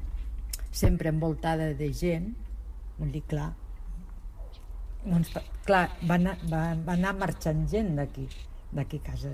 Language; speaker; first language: Catalan; non-native, local second language; Spanish